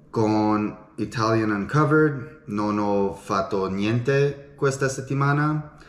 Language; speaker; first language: Italian; non-native, learner; English